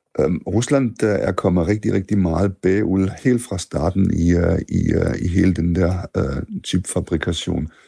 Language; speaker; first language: Danish; non-native, fluent; German